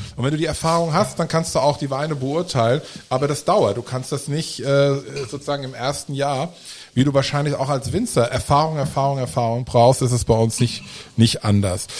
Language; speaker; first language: German; early bilingual, other home language; Italian